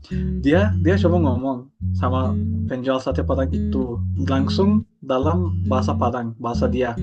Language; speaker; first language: Indonesian; non-native, fluent; Turkish